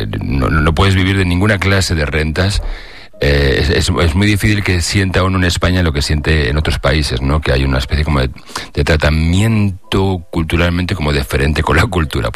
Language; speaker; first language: Spanish; native; Spanish